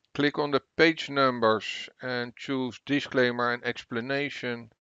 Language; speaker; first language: English; non-native, fluent; Dutch